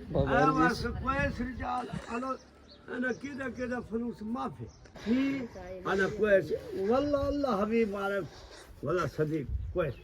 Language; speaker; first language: Arabic; non-native, learner; Saraiki